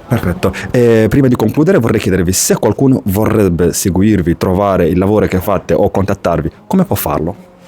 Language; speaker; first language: Italian; non-native, fluent; Fula